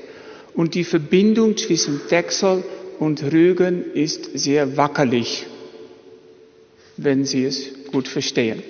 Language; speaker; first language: German; non-native, fluent; Dutch